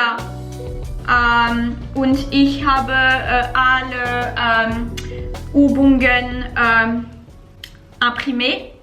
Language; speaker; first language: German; non-native, learner; French